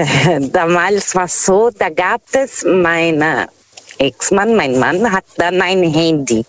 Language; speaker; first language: German; non-native, learner; Portuguese